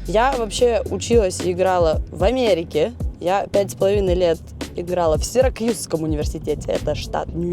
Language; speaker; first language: Russian; native; Russian